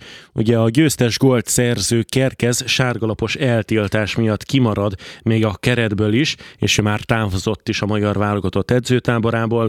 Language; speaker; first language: Hungarian; native; Hungarian